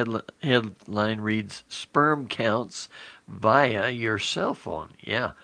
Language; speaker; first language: English; native; English